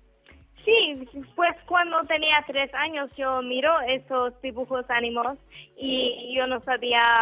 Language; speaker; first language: Spanish; non-native, learner; English